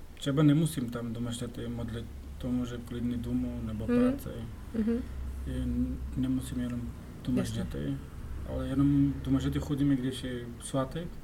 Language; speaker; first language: Czech; non-native, learner; Pashto